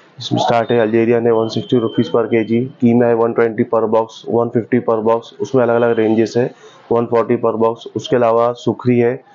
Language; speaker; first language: Hindi; non-native, local second language; Urdu